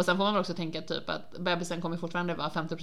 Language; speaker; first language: Swedish; native; Swedish